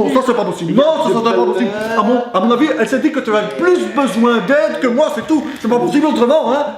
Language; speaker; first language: French; native; French